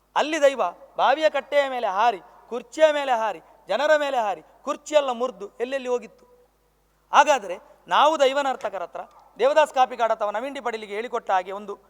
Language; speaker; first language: Kannada; non-native, local second language; Tulu